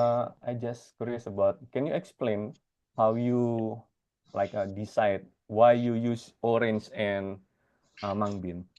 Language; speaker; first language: English; non-native, fluent; Indonesian